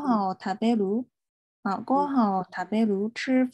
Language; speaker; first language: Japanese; non-native, fluent; Chinese